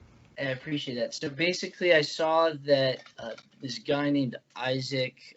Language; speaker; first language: English; native; English